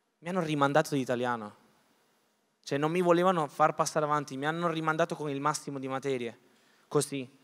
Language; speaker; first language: Italian; early bilingual, other home language; Spanish